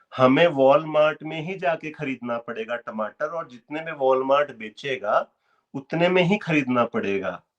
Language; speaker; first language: Hindi; native; Hindi